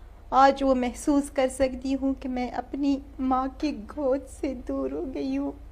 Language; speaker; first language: Hindi; non-native, learner; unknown